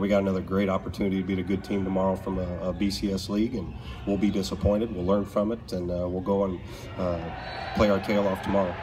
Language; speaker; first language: English; native; English